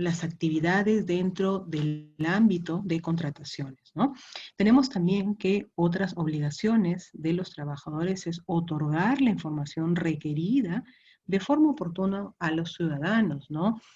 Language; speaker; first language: Spanish; native; Spanish